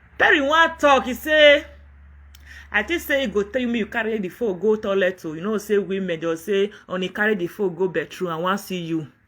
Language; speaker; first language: Nigerian Pidgin; non-native, local second language; Yoruba